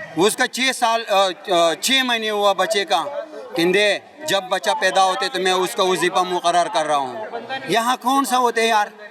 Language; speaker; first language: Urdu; non-native, local second language; Pashto